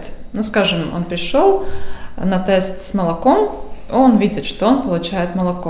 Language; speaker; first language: Russian; non-native, local second language; Latvian